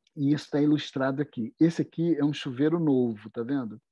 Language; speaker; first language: Portuguese; native; Portuguese